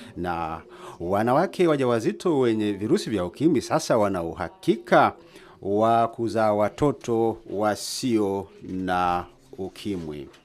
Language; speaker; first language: Swahili; native; Swahili